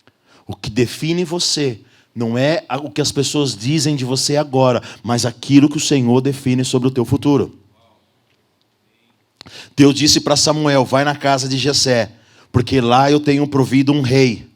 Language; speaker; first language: Portuguese; native; Portuguese